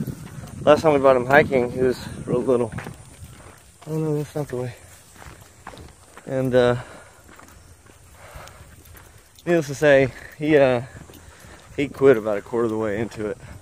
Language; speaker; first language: English; native; English